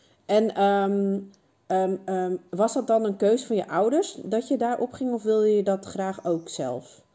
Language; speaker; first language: Dutch; native; Dutch